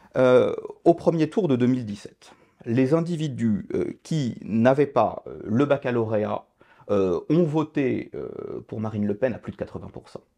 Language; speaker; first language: French; native; French